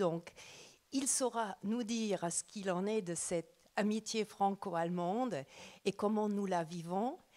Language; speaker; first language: French; non-native, fluent; German